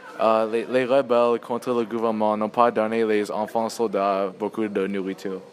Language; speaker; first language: French; non-native, learner; English